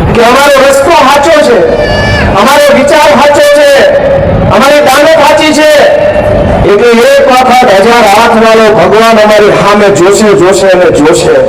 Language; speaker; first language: Gujarati; native; Gujarati